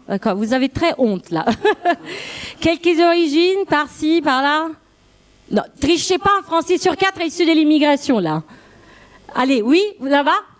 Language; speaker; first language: French; non-native, fluent; Italian